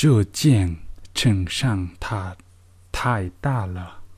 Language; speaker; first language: Chinese; non-native, learner; Mongolian